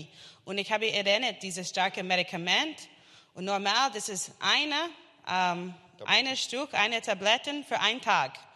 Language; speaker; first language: German; non-native, learner; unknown